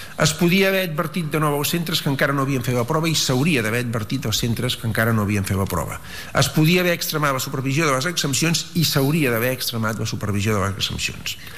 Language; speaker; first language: Catalan; native; Catalan